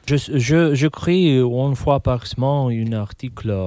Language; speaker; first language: French; non-native, fluent; Romanian